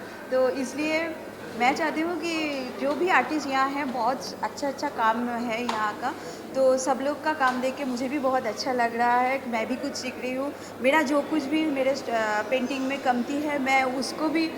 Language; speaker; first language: Hindi; non-native, local second language; Bangla